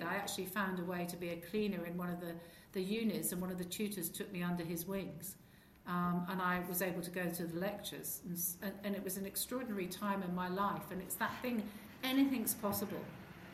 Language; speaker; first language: English; native; English